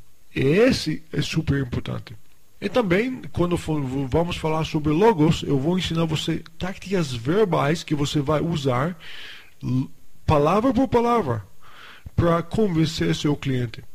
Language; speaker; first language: Portuguese; non-native, fluent; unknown